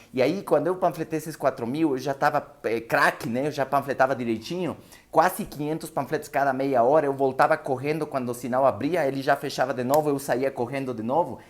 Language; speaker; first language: Portuguese; non-native, fluent; Spanish